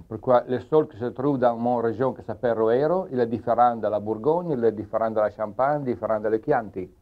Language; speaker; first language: French; non-native, learner; Italian